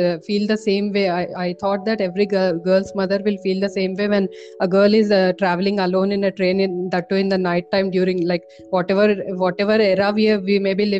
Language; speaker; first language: English; non-native, local second language; Telugu